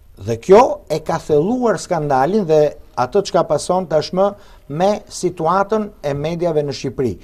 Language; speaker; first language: Albanian; native; Albanian